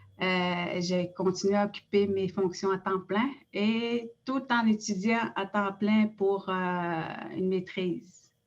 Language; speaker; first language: French; non-native, local second language; Innu-aimun